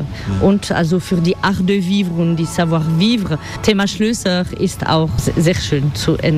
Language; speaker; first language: German; non-native, fluent; French